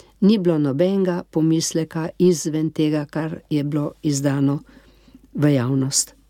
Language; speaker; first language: Slovenian; native; Slovenian